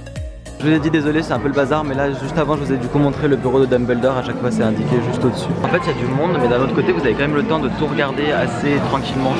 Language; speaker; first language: French; native; French